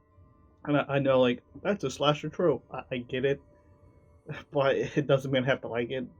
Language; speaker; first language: English; native; English